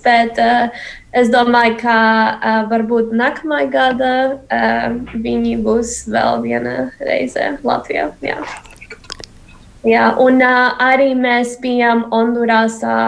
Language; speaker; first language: Latvian; non-native, learner; Spanish